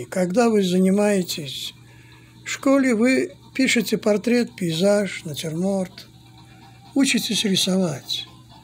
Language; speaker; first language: Russian; non-native, fluent; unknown